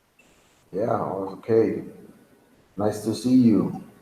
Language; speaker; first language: English; non-native, learner; Spanish